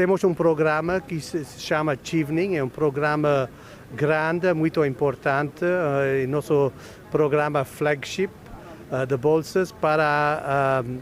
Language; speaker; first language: Portuguese; non-native, fluent; English